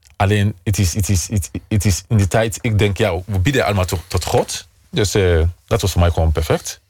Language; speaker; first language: Dutch; non-native, fluent; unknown